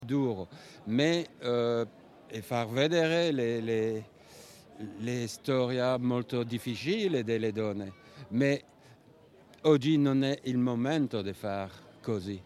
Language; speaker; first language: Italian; non-native, learner; French